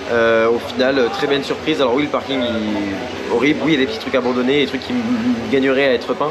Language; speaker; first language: French; native; French